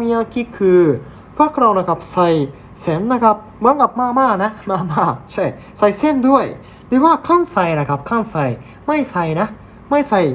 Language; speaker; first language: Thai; non-native, learner; Japanese